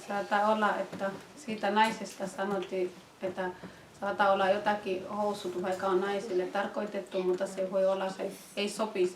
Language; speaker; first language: Finnish; non-native, fluent; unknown